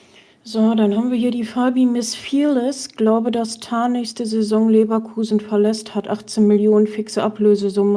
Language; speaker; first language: German; native; German